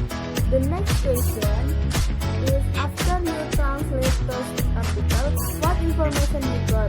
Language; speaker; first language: English; non-native, learner; Indonesian